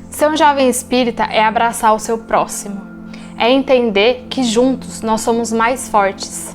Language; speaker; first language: Portuguese; native; Portuguese